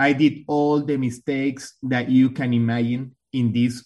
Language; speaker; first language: English; non-native, fluent; Spanish